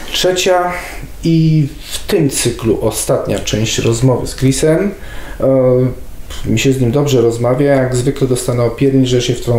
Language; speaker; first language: Polish; native; Polish